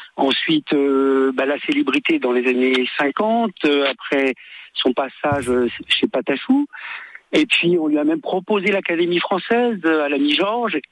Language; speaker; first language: French; native; French